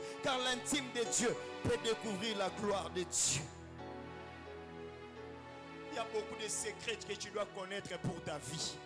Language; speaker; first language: French; non-native, local second language; Lingala